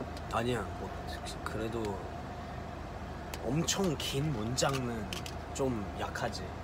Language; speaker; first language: Korean; non-native, fluent; Cantonese